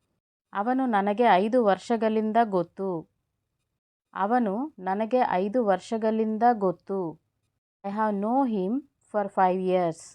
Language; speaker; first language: Kannada; non-native, fluent; Telugu